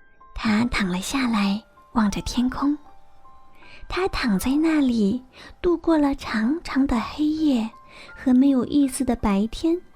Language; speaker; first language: Chinese; native; Chinese